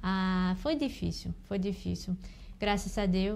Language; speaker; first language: Portuguese; non-native, learner; English